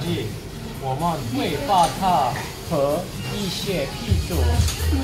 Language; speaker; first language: Chinese; non-native, learner; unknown